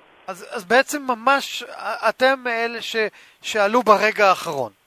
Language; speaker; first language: Hebrew; native; Hebrew